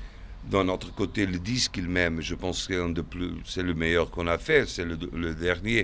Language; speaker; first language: French; non-native, fluent; Portuguese